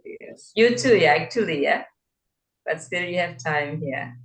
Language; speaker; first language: English; non-native, fluent; Indonesian